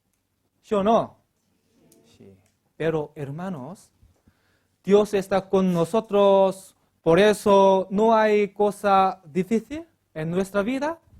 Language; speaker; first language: Spanish; non-native, learner; Korean